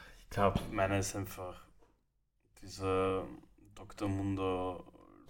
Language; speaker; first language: German; native; German